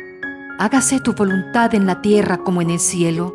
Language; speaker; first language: Spanish; native; Spanish